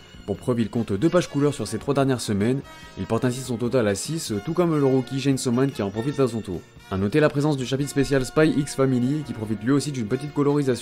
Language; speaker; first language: French; native; French